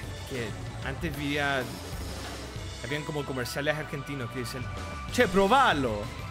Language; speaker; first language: Spanish; native; Spanish